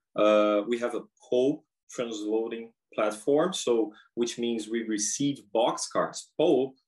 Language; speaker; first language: English; non-native, fluent; Portuguese